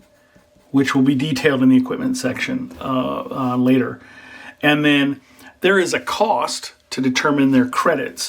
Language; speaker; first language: English; native; English